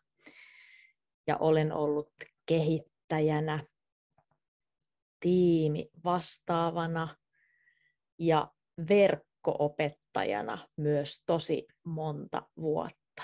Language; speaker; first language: Finnish; native; Finnish